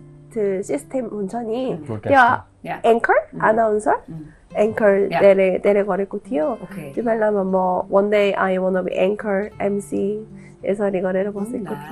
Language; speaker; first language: Nepali; non-native, learner; Korean